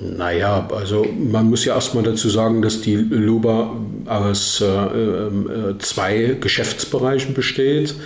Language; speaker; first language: German; native; German